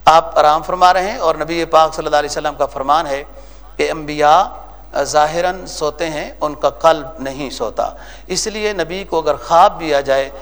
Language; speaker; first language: Urdu; native; Urdu